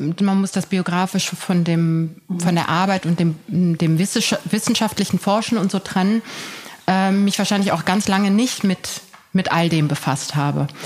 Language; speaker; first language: German; early bilingual, other home language; Persian